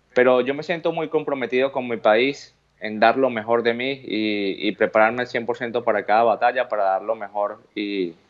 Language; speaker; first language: Spanish; native; Spanish